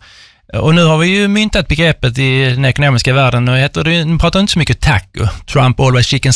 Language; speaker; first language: Swedish; native; Swedish